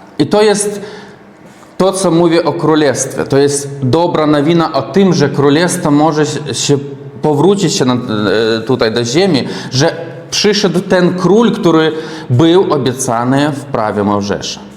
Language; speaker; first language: Polish; non-native, learner; Russian